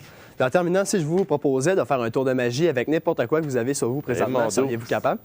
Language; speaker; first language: French; native; French